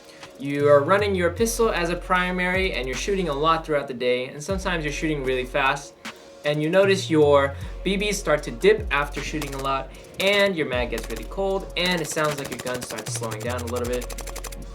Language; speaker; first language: English; native; English